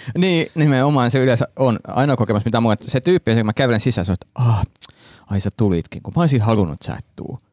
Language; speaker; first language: Finnish; native; Finnish